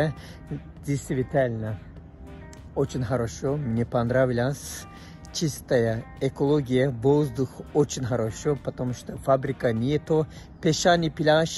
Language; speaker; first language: Russian; non-native, fluent; Turkish